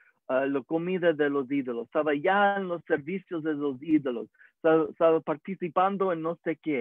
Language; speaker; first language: Spanish; early bilingual, heritage; English